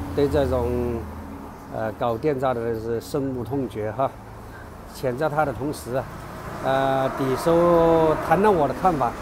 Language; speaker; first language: Chinese; native; Chinese